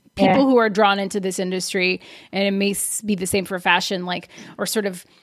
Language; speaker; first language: English; early bilingual, other home language; Portuguese